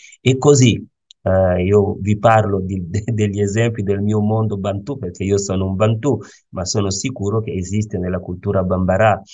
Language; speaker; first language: Italian; non-native, fluent; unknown